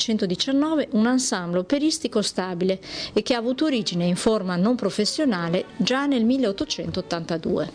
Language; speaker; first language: Italian; native; Italian